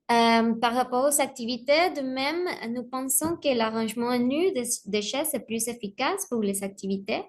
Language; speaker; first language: French; non-native, learner; Spanish